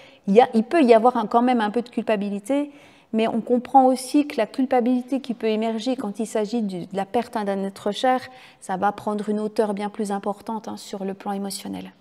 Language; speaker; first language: French; native; French